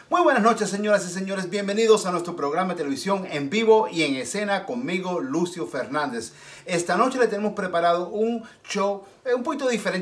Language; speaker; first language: Spanish; native; Spanish